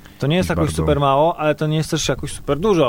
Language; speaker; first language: Polish; native; Polish